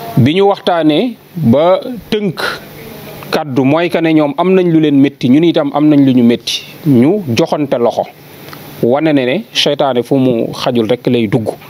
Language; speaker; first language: Wolof; native; Wolof